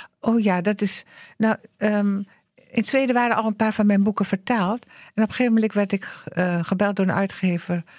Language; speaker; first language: Dutch; early bilingual, heritage; Dutch